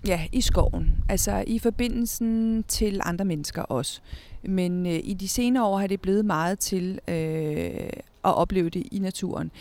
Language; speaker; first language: Danish; early bilingual, other home language; Spanish